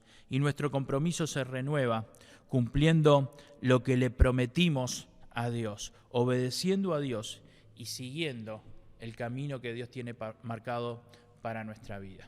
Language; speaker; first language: Spanish; native; Spanish